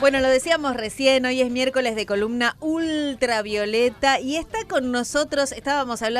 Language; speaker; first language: Spanish; native; Spanish